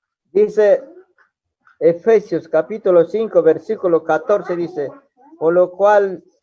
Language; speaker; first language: Spanish; native; Spanish